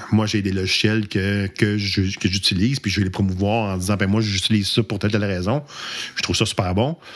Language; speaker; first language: French; native; French